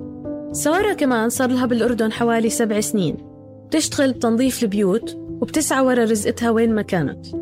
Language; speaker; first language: Arabic; native; Arabic